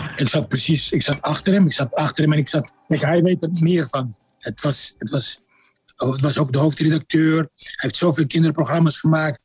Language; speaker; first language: Dutch; non-native, fluent; Arabic